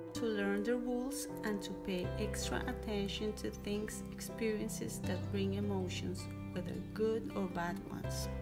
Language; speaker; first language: English; non-native, fluent; Spanish